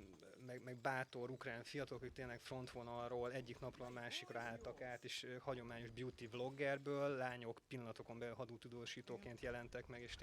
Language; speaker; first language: Hungarian; native; Hungarian